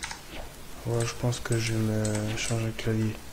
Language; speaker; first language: French; native; French